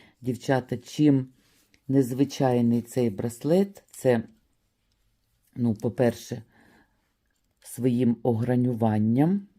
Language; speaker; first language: Ukrainian; native; Ukrainian